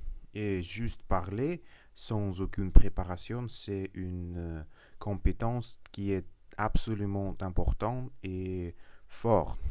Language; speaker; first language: French; non-native, learner; Russian